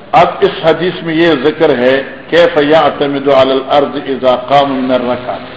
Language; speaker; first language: Urdu; non-native, local second language; Northern Hindko